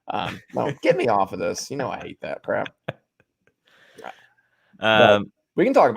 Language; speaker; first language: English; native; English